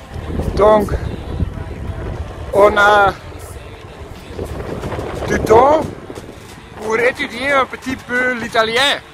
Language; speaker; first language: French; non-native, local second language; Dutch